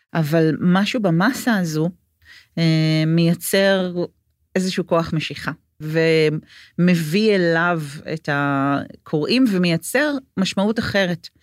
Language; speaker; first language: Hebrew; native; Hebrew